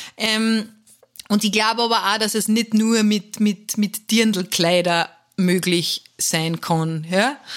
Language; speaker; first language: German; native; German